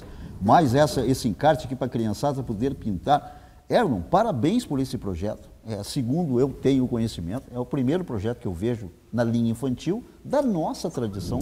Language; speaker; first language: Portuguese; native; Portuguese